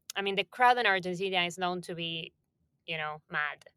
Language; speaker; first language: English; non-native, fluent; Spanish